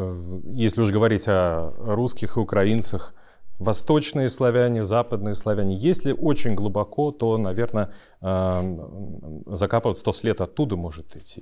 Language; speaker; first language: Russian; native; Russian